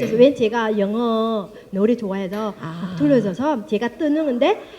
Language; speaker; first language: Korean; non-native, learner; Vietnamese